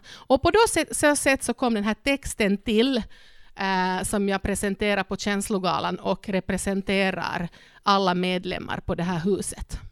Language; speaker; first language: Swedish; non-native, local second language; Spanish